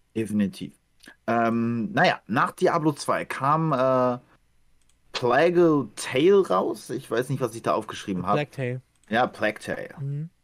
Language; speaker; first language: German; early bilingual, other home language; Ukrainian